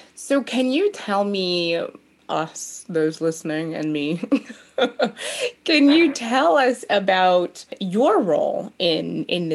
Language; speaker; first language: English; native; English